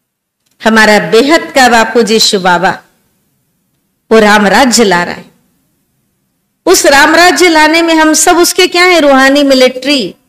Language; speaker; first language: Hindi; native; Hindi